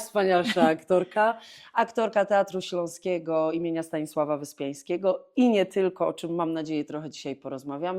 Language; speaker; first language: Polish; native; Polish